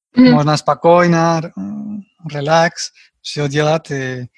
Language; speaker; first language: Russian; non-native, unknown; Spanish